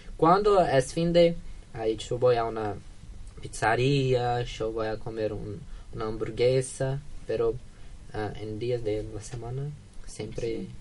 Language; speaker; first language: Spanish; non-native, learner; Portuguese